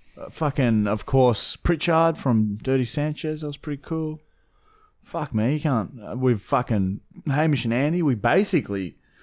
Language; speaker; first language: English; early bilingual, other home language; German